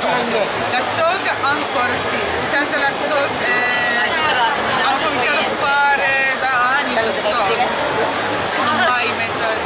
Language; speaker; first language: Italian; non-native, learner; Turkish